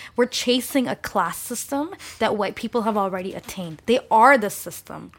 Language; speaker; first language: English; early bilingual, other home language; Bangla